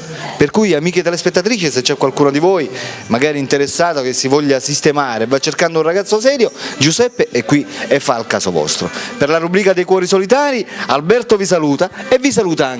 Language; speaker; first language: Italian; native; Italian